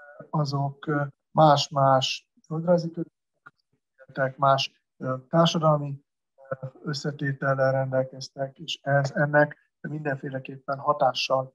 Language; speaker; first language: Hungarian; native; Hungarian